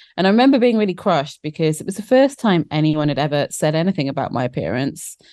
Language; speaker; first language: English; native; English